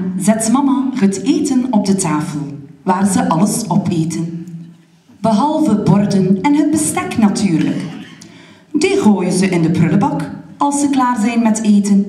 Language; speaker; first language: Dutch; native; Dutch